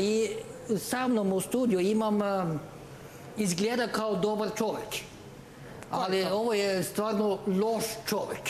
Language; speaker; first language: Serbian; non-native, learner; Norwegian